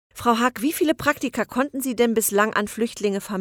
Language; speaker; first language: German; native; German